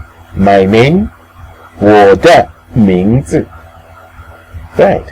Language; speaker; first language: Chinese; non-native, fluent; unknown